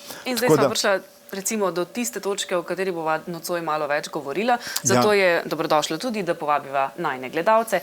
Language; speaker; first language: Slovenian; native; Slovenian